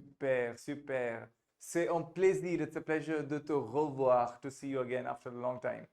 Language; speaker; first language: French; non-native, fluent; Hindi